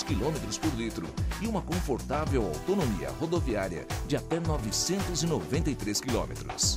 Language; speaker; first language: Portuguese; native; Portuguese